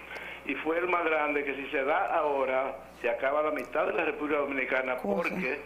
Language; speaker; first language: Spanish; native; Spanish